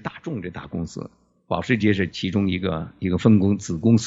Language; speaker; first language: Chinese; native; Chinese